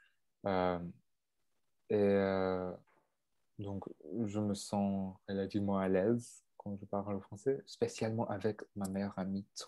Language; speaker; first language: French; non-native, local second language; English